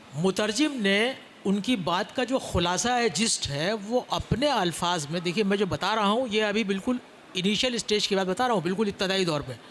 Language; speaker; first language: Urdu; native; Urdu